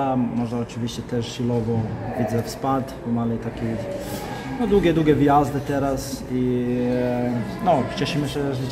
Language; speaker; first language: Polish; non-native, fluent; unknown